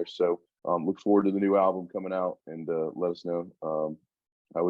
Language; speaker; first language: English; native; English